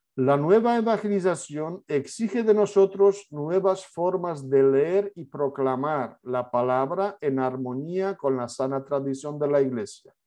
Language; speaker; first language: Spanish; non-native, fluent; Polish